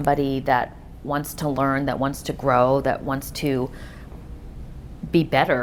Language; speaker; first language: English; native; English